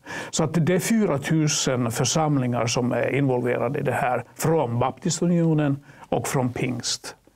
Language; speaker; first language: Swedish; non-native, fluent; Finnish